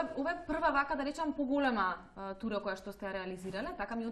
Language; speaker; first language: Macedonian; native; Macedonian